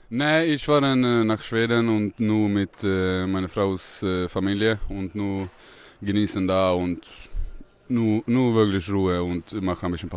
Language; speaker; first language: German; non-native, learner; Swedish